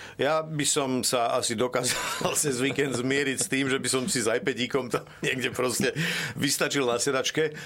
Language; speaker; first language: Slovak; native; Slovak